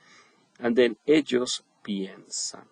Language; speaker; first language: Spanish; non-native, fluent; English